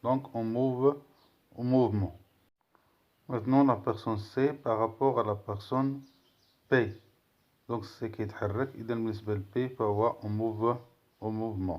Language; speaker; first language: French; non-native, local second language; Arabic